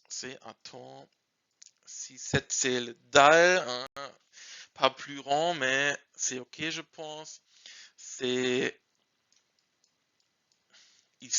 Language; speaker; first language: French; non-native, learner; German